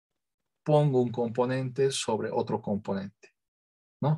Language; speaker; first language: Spanish; native; Spanish